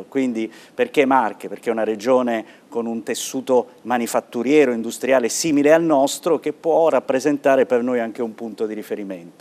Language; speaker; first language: Italian; native; Italian